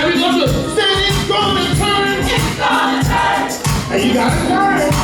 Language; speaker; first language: English; native; English